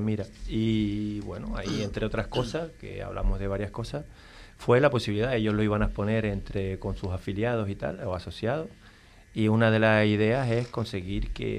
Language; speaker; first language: Spanish; native; Spanish